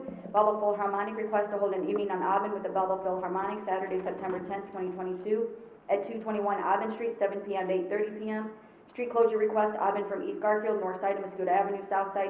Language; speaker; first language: English; native; English